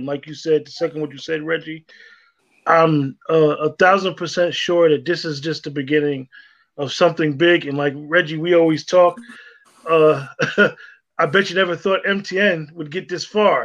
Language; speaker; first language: English; native; English